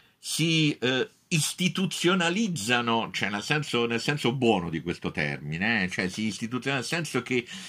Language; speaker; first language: Italian; native; Italian